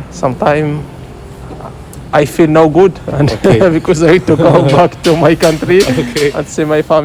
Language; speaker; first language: English; non-native, fluent; Arabic